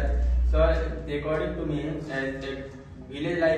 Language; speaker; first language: English; non-native, learner; Hindi